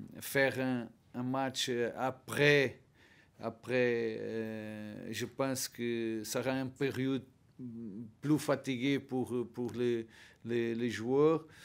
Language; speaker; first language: French; non-native, learner; Portuguese